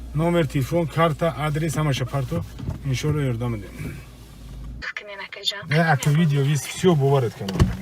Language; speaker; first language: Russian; non-native, learner; Tajik